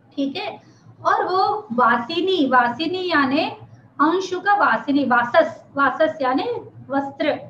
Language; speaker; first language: Hindi; non-native, local second language; Telugu